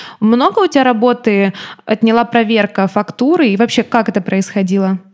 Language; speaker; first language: Russian; native; Russian